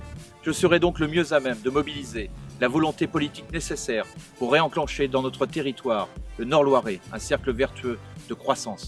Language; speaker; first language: French; native; French